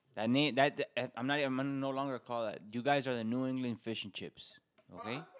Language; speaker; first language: English; early bilingual, other home language; Spanish